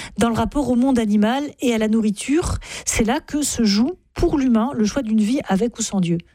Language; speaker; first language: French; native; French